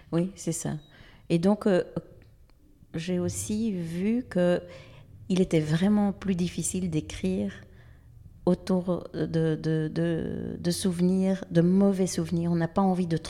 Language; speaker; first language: French; native; French